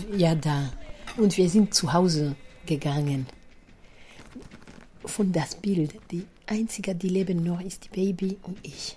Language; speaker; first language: German; non-native, fluent; Kinyarwanda